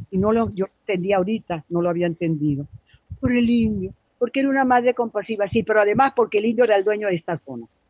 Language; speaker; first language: Spanish; native; Spanish